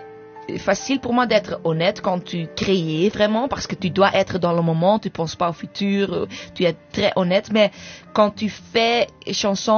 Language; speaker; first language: French; non-native, fluent; English